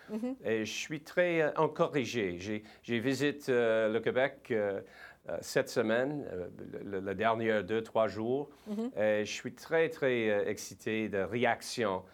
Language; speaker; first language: French; non-native, learner; English